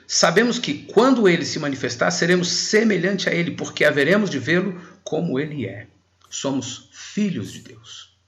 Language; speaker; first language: Portuguese; native; Portuguese